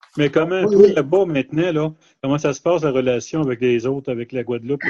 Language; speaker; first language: French; native; French